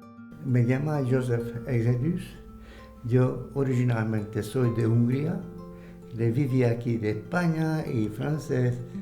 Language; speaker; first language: Spanish; non-native, learner; Hungarian